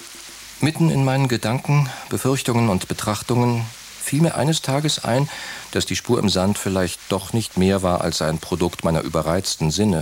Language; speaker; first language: German; native; German